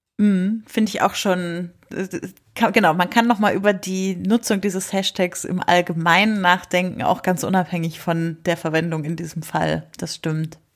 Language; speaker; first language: German; native; German